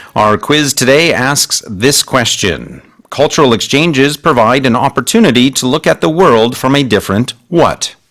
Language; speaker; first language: English; native; English